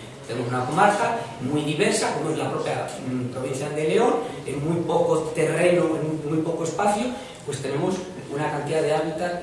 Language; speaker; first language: Spanish; native; Spanish